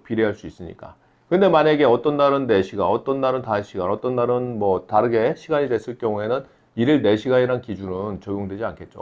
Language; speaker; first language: Korean; native; Korean